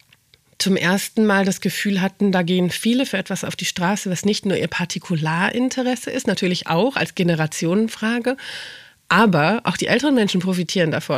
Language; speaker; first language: German; native; German